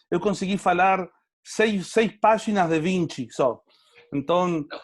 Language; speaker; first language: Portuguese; non-native, learner; Spanish